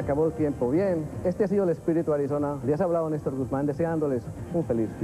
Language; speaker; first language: Spanish; native; Spanish